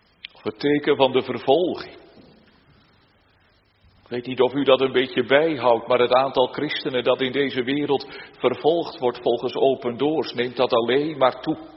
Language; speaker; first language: Dutch; native; Dutch